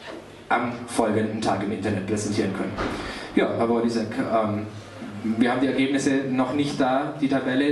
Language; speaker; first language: German; native; German